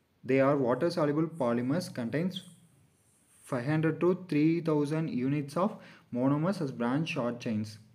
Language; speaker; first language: English; non-native, local second language; Tamil